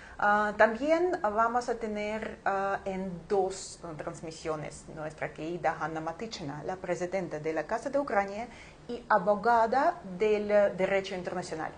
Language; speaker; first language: Spanish; non-native, fluent; Ukrainian